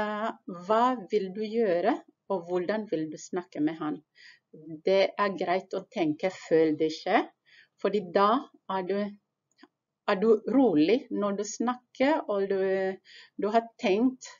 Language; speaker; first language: Norwegian; non-native, fluent; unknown